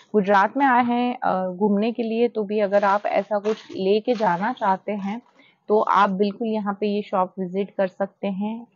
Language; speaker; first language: Hindi; non-native, local second language; Gujarati